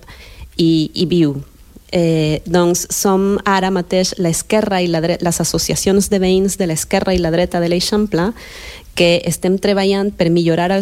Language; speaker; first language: Catalan; non-native, fluent; Spanish